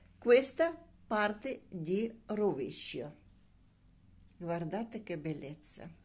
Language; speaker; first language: Italian; non-native, learner; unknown